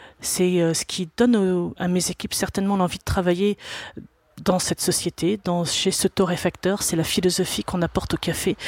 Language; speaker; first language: French; native; French